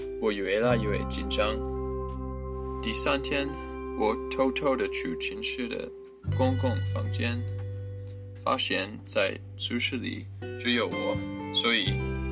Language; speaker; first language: Chinese; non-native, learner; English